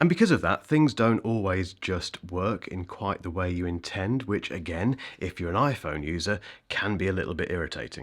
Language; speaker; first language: English; native; English